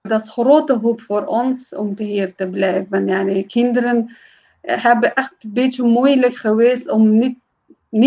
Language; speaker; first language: Dutch; non-native, learner; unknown